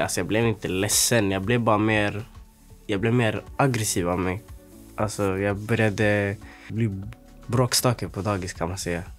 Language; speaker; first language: Swedish; early bilingual, other home language; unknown